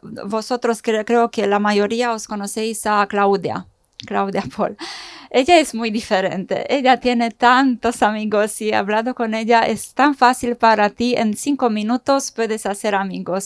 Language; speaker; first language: Spanish; non-native, fluent; Romanian